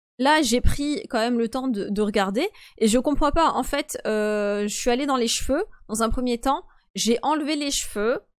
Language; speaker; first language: French; early bilingual, other home language; Polish